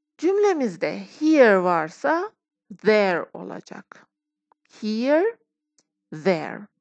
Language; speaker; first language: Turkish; non-native, fluent; Persian